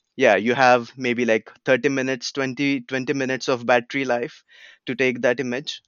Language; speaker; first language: English; non-native, local second language; Marathi